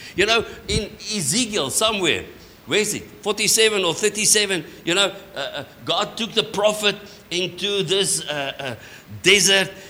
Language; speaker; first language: English; non-native, local second language; Afrikaans